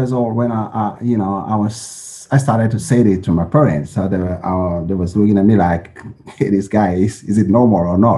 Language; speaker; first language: English; non-native, local second language; French